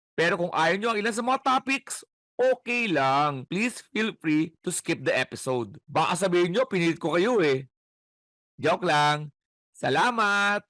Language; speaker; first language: Filipino; native; Filipino